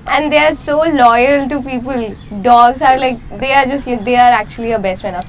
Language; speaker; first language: English; non-native, local second language; Hindi